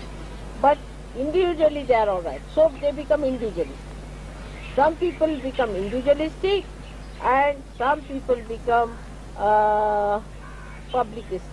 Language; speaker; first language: English; non-native, local second language; Hindi